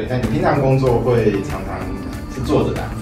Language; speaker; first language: Chinese; native; Chinese